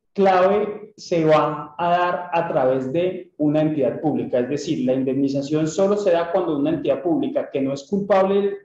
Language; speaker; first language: Spanish; native; Spanish